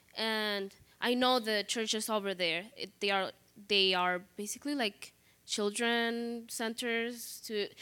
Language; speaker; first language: English; non-native, fluent; Spanish